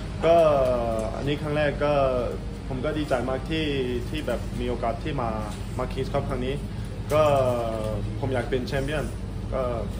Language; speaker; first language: Thai; early bilingual, heritage; Thai